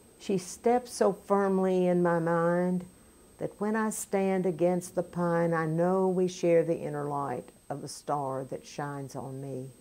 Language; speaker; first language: English; native; English